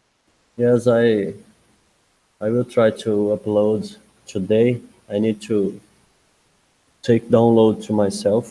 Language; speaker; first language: English; non-native, learner; Portuguese